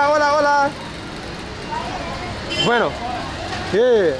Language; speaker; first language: Spanish; non-native, learner; English